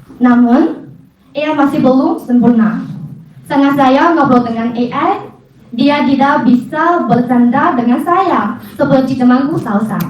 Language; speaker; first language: Indonesian; non-native, fluent; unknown